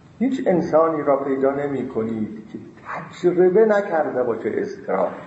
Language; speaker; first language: Persian; non-native, local second language; Azerbaijani